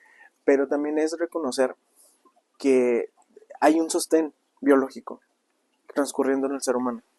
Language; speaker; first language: Spanish; native; Spanish